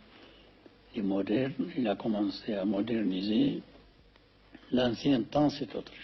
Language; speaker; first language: French; non-native, fluent; Amharic